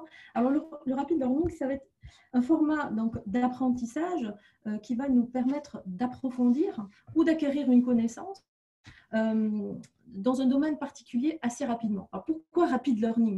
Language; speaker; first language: French; native; French